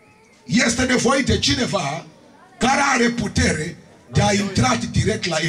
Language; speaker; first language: Romanian; non-native, learner; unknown